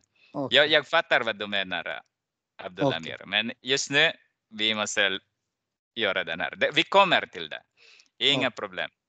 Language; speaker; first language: Swedish; non-native, fluent; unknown